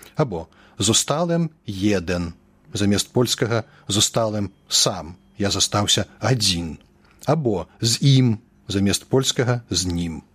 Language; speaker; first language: Belarusian; native; Belarusian